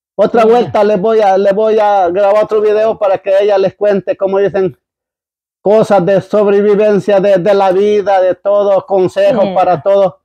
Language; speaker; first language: Spanish; native; Spanish